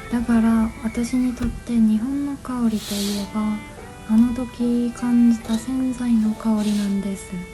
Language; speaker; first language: Japanese; non-native, fluent; Korean